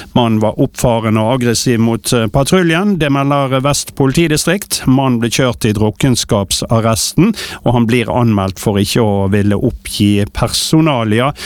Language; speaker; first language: Norwegian; native; Norwegian